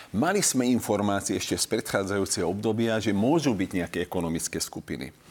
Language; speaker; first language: Slovak; non-native, local second language; Hungarian